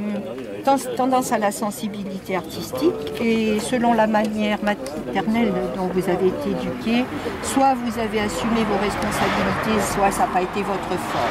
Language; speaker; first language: French; native; French